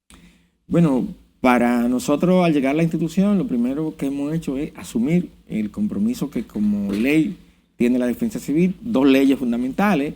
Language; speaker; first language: Spanish; native; Spanish